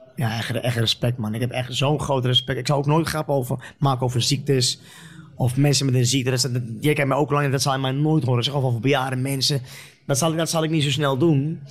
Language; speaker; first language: Dutch; native; Dutch